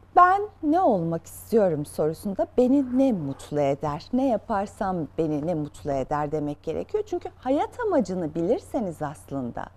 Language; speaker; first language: Turkish; native; Turkish